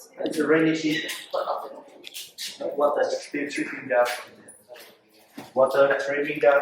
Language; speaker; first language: English; non-native, learner; Vietnamese